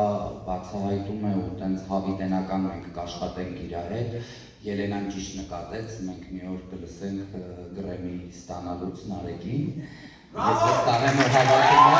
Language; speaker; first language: Armenian; native; Armenian